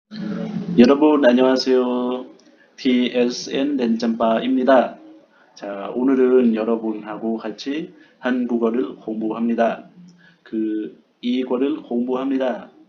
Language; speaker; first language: Korean; non-native, fluent; Lao